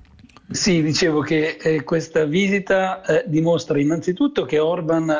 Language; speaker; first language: Italian; native; Italian